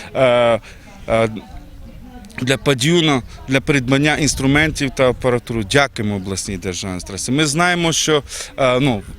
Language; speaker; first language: Ukrainian; non-native, local second language; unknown